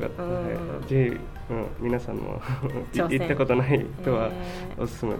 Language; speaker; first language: Japanese; non-native, fluent; Bangla